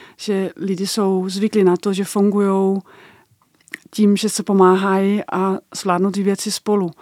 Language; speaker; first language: Czech; non-native, fluent; Danish